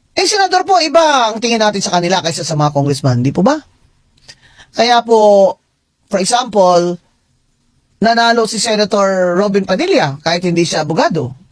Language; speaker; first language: Filipino; non-native, local second language; Hiligaynon